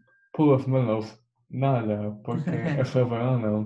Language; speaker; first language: Spanish; non-native, learner; English